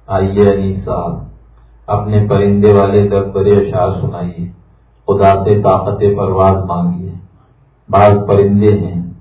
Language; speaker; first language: Urdu; native; Urdu